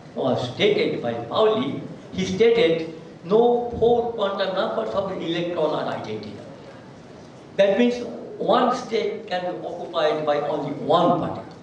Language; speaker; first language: English; non-native, local second language; Bangla